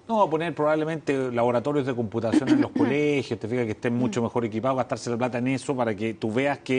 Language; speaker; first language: Spanish; native; Spanish